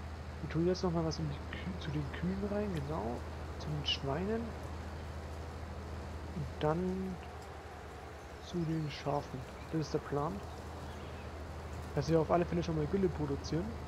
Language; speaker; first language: German; native; German